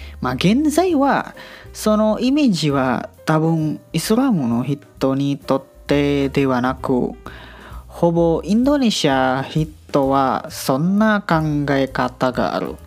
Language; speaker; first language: Japanese; non-native, learner; Indonesian